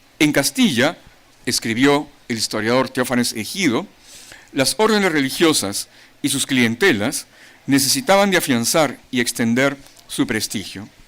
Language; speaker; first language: Spanish; native; Spanish